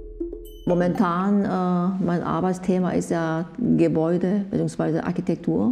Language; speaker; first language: German; non-native, fluent; Korean